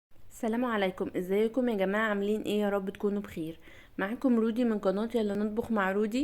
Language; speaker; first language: Arabic; native; Arabic